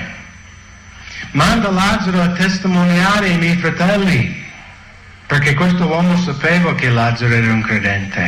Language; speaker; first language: Italian; non-native, fluent; English